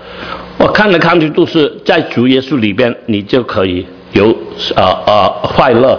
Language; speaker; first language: Chinese; non-native, learner; Cantonese